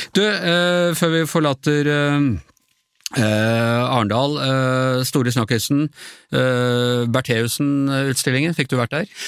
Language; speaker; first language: Norwegian; native; Norwegian